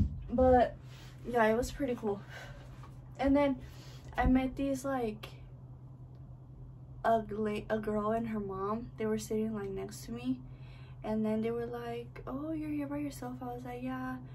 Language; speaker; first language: English; early bilingual, other home language; Spanish